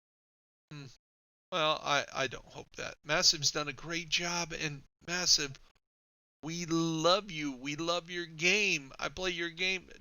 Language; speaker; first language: English; native; English